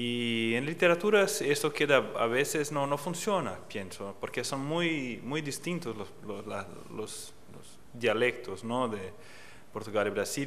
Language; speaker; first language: Spanish; non-native, fluent; Portuguese